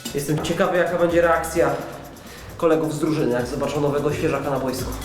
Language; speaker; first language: Polish; native; Polish